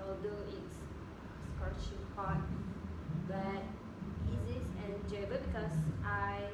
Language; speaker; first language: English; non-native, local second language; Malay